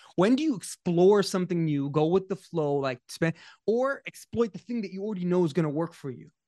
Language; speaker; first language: English; native; English